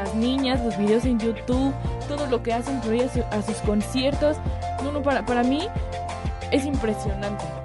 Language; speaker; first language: Spanish; native; Spanish